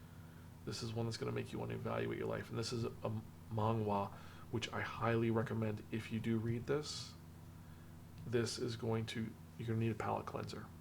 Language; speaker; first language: English; native; English